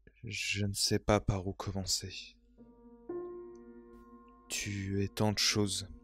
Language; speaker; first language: French; native; French